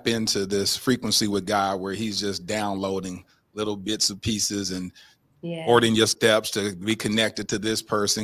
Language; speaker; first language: English; native; English